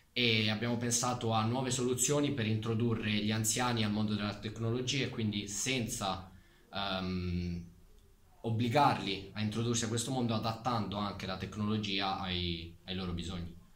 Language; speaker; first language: Italian; native; Italian